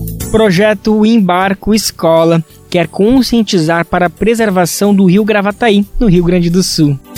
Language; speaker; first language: Portuguese; native; Portuguese